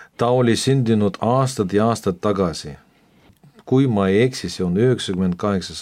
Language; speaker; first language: Estonian; non-native, local second language; Russian